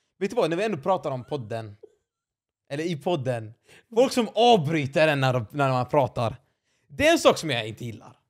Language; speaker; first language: Swedish; early bilingual, other home language; Arabic